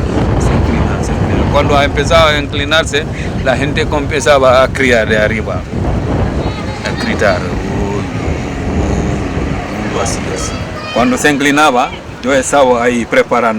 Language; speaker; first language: Spanish; non-native, learner; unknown